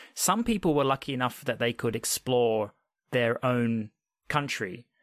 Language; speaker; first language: English; native; English